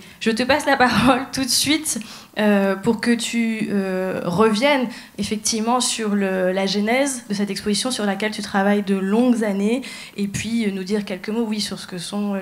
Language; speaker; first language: French; native; French